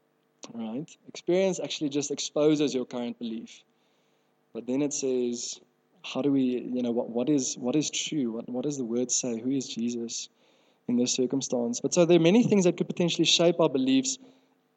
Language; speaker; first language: English; non-native, local second language; Afrikaans